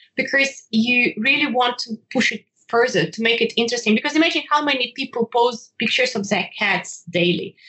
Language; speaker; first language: English; non-native, fluent; Ukrainian